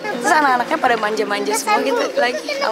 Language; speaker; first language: Indonesian; native; Indonesian